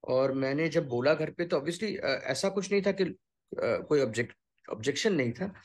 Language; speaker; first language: Hindi; non-native, local second language; Bangla